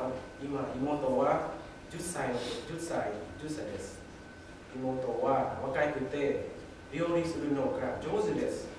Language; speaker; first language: Japanese; non-native, learner; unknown